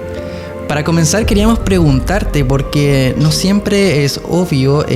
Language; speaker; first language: Spanish; native; Spanish